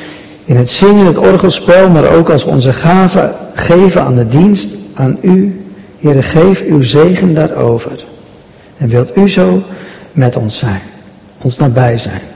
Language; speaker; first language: Dutch; native; Dutch